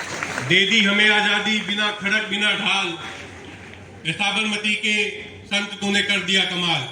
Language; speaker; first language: Hindi; native; Hindi